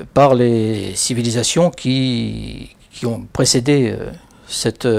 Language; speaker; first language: French; native; French